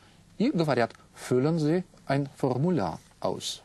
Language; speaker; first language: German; non-native, fluent; Russian